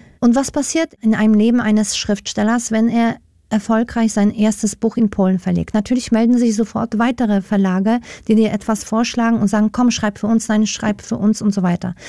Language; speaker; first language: German; non-native, fluent; Polish